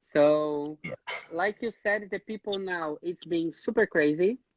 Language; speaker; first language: English; non-native, fluent; Portuguese